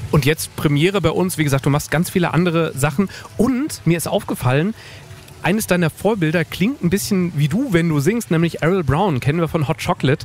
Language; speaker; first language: German; native; German